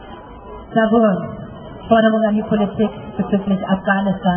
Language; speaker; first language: German; native; German